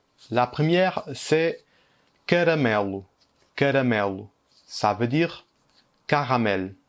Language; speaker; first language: French; early bilingual, heritage; Portuguese